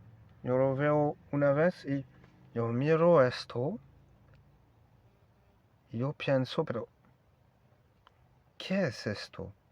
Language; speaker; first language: Spanish; non-native, learner; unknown